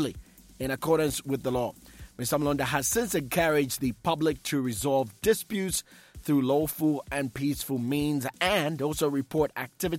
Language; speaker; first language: English; non-native, local second language; Bemba